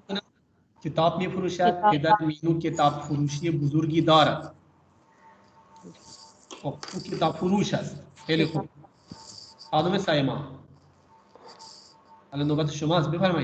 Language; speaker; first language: Persian; non-native, fluent; Urdu